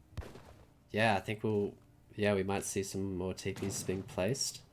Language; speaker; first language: English; native; English